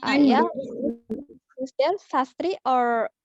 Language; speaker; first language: English; non-native, learner; Indonesian